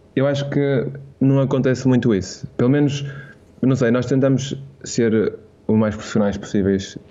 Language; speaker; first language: Portuguese; native; Portuguese